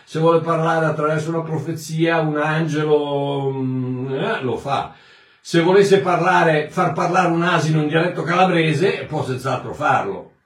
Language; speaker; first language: Italian; native; Italian